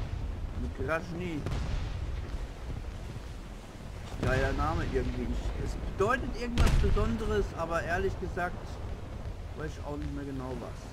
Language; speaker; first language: German; native; German